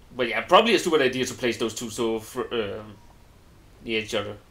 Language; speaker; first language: English; non-native, fluent; Danish